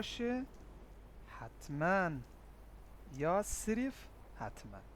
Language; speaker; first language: Persian; non-native, fluent; Urdu